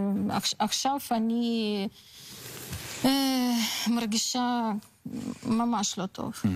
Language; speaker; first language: Hebrew; non-native, learner; Russian